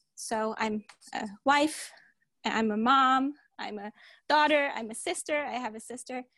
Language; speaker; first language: English; early bilingual, heritage; German